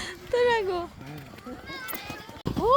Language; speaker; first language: Korean; non-native, learner; Filipino